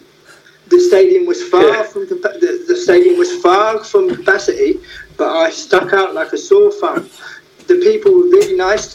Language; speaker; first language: English; native; English